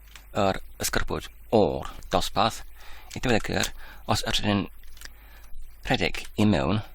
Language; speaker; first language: Welsh; non-native, learner; English